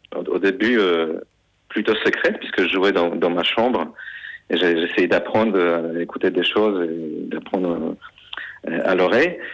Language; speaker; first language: French; non-native, fluent; Polish